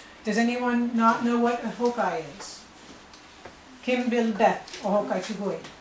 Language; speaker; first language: English; native; English